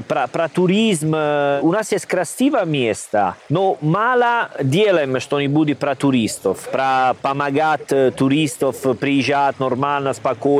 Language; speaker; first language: Russian; non-native, learner; Italian